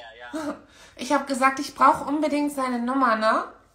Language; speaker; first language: German; native; German